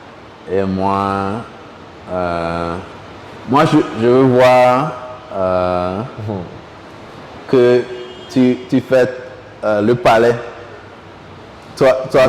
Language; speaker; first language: French; non-native, local second language; Ewe